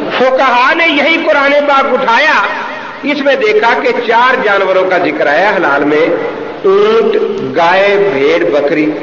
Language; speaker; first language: Urdu; non-native, local second language; Punjabi